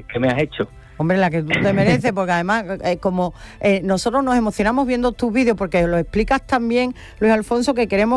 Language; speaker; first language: Spanish; native; Spanish